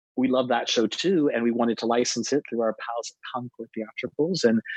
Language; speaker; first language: English; native; English